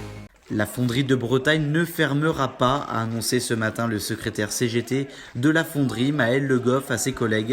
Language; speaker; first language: French; native; French